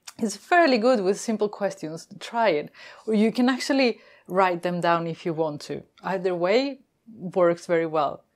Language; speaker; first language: English; non-native, fluent; Spanish